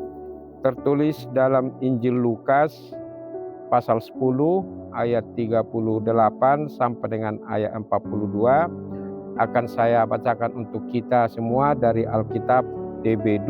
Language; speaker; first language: Indonesian; native; Indonesian